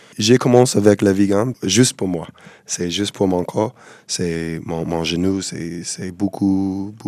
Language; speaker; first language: French; non-native, learner; English